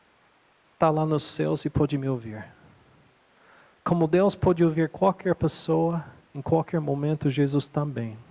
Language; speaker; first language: Portuguese; non-native, fluent; English